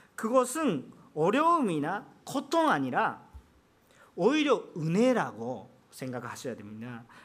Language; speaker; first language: Korean; non-native, fluent; Japanese